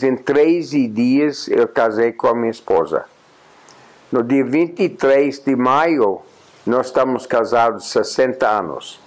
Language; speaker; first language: Portuguese; non-native, fluent; English